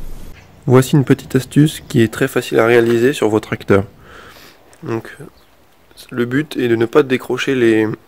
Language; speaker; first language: French; native; French